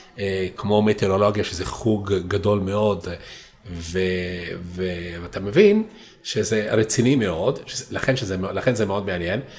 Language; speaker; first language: Hebrew; non-native, fluent; Italian